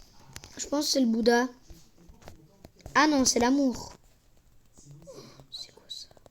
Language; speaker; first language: French; native; French